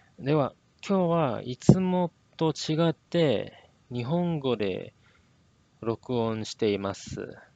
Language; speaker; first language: Japanese; non-native, learner; English